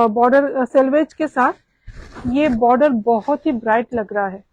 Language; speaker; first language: Hindi; non-native, local second language; Bangla